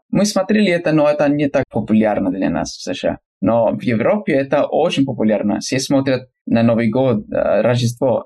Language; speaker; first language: Russian; non-native, fluent; English